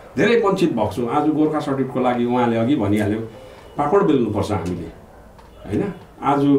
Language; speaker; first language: Nepali; native; Nepali